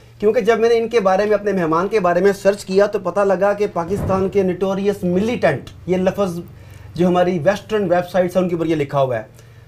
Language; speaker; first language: Urdu; native; Urdu